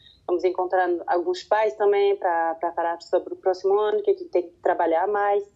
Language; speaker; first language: Portuguese; non-native, fluent; French